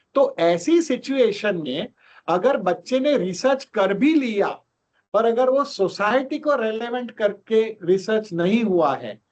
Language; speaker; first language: Hindi; non-native, local second language; Gujarati